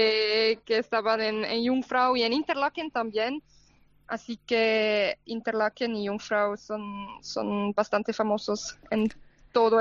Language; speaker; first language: Spanish; non-native, fluent; German